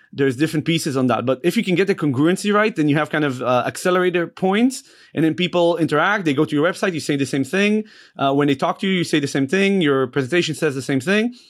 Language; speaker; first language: English; non-native, fluent; Hebrew